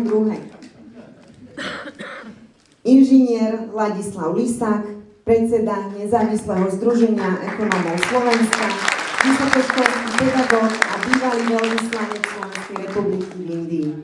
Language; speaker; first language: Slovak; native; Slovak